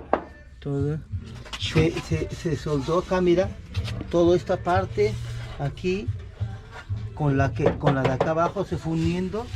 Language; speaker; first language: Spanish; native; Spanish